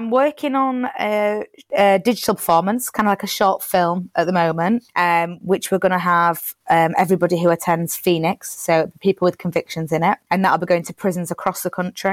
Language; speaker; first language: English; native; English